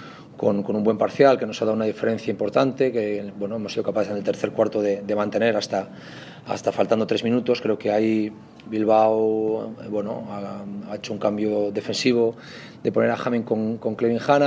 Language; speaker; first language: Spanish; native; Spanish